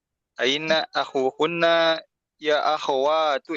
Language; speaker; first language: Arabic; non-native, learner; Indonesian